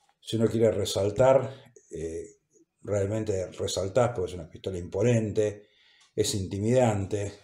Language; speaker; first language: Spanish; native; Spanish